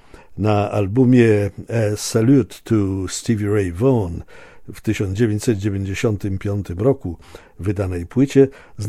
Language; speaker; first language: Polish; native; Polish